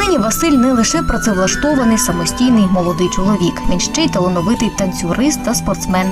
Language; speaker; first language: Ukrainian; native; Ukrainian